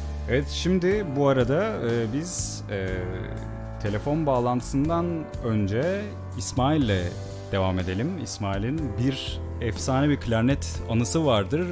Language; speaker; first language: Turkish; native; Turkish